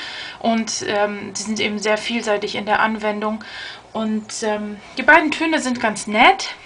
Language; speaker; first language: German; native; German